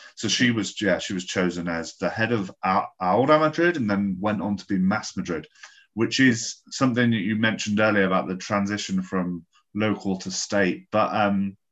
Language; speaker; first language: English; native; English